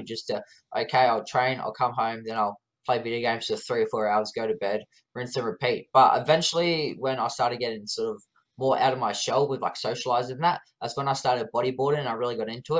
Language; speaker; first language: English; native; English